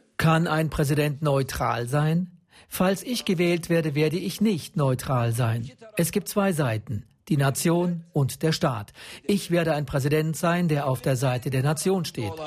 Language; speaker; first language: German; native; German